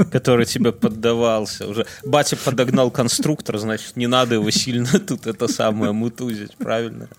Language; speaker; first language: Russian; native; Russian